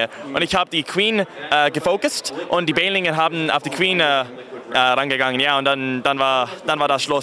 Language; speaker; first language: German; non-native, fluent; English